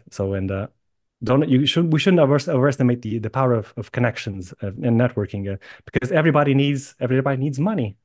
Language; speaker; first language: English; non-native, fluent; Portuguese